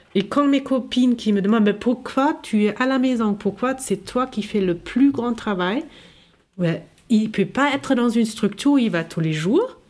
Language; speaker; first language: French; non-native, fluent; German